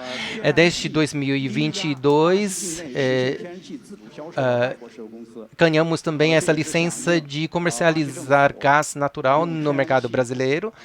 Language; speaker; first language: Portuguese; non-native, fluent; Chinese